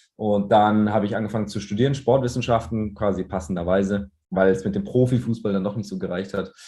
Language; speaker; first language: German; native; German